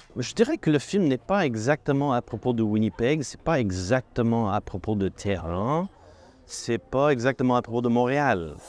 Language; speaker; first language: French; native; French